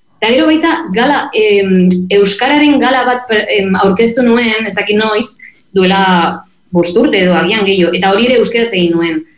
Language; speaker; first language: Basque; non-native, local second language; Spanish